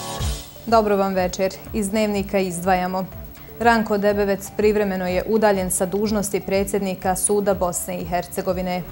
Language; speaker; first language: Serbian; native; Serbian